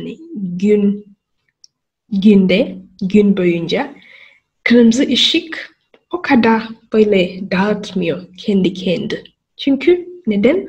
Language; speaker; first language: Turkish; non-native, learner; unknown